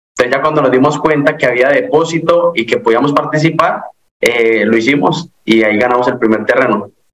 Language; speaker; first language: Spanish; native; Spanish